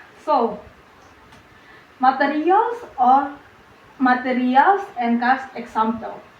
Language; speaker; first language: English; non-native, learner; Indonesian